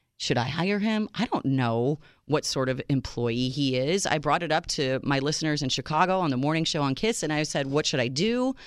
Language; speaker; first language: English; native; English